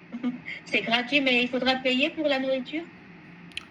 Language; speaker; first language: French; non-native, fluent; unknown